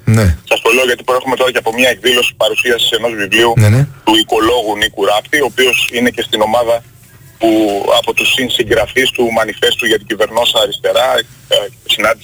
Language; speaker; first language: Greek; native; Greek